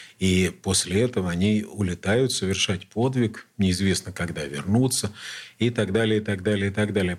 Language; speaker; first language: Russian; native; Russian